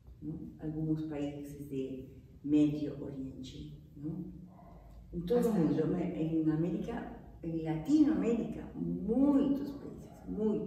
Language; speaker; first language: Portuguese; non-native, fluent; Spanish